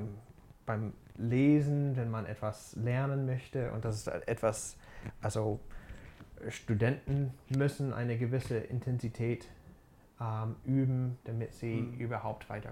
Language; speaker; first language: German; non-native, fluent; English